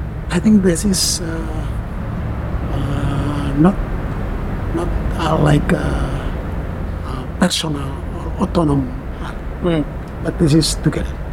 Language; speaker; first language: English; non-native, learner; Indonesian